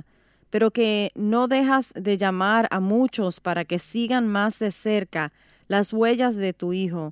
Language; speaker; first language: Spanish; native; Spanish